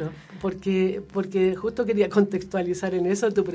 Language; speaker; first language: Spanish; native; Spanish